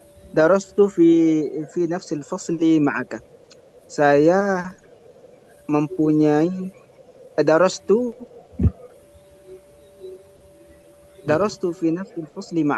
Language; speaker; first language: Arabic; non-native, learner; Indonesian